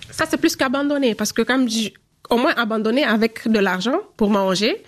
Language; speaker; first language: French; non-native, local second language; Fula